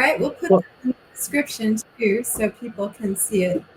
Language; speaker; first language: English; native; English